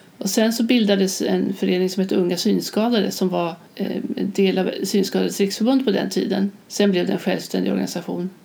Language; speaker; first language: Swedish; native; Swedish